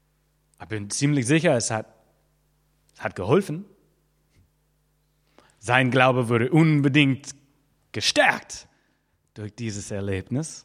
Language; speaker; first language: German; non-native, fluent; English